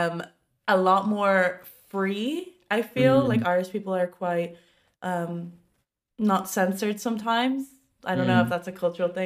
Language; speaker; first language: English; native; English